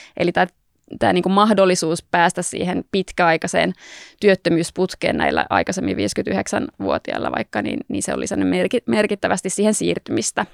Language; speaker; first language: Finnish; native; Finnish